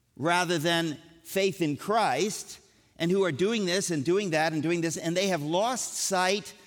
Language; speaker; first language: English; native; English